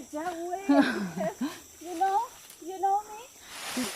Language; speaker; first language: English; non-native, local second language; Malay